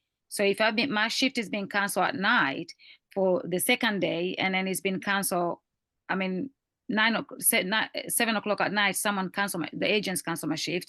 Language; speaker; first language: English; non-native, fluent; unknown